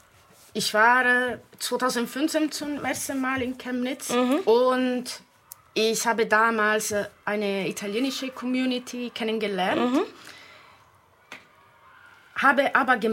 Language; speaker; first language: German; non-native, fluent; Italian